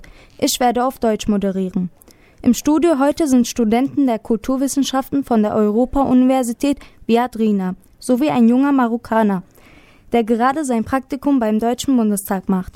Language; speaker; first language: German; native; German